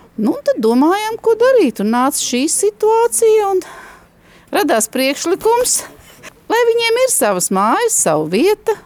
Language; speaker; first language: Latvian; native; Latvian